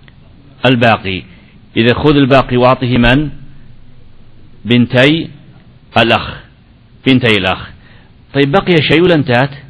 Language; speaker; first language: Arabic; native; Arabic